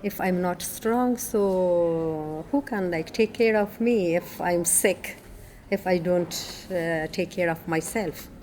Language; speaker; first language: English; non-native, learner; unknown